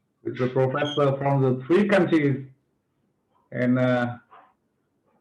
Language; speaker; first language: English; non-native, fluent; Vietnamese